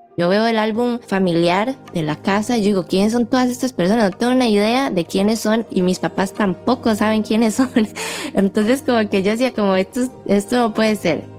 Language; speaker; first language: Spanish; native; Spanish